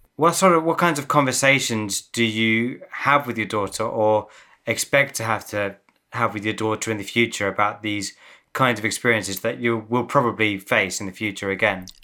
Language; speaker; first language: English; native; English